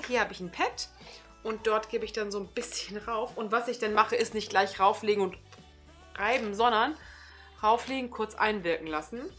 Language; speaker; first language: German; early bilingual, other home language; Turkish